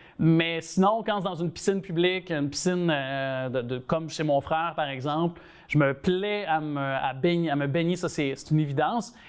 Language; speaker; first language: French; native; French